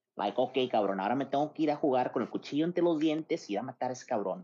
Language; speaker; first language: Spanish; early bilingual, other home language; English